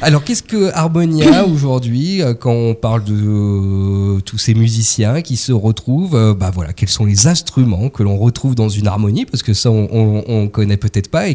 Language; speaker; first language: French; native; French